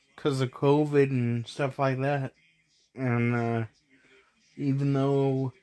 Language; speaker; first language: English; native; English